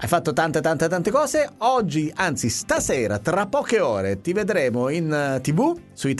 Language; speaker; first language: Italian; native; Italian